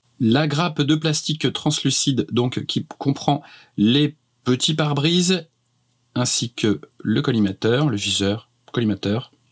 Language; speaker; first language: French; native; French